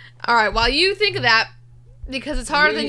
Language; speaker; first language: English; native; English